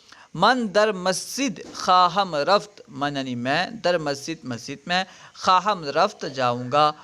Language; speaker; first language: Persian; non-native, learner; Urdu